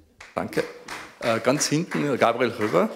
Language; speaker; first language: German; native; German